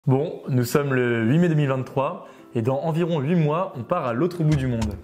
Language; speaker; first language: French; native; French